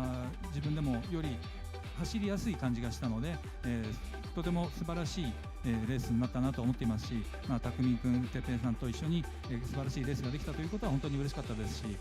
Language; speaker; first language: Japanese; native; Japanese